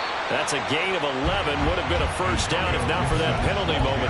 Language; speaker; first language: English; native; English